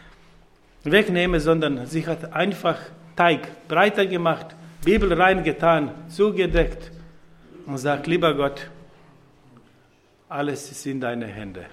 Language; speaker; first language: German; non-native, fluent; Croatian